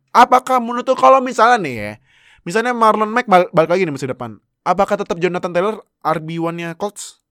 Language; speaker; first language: Indonesian; native; Indonesian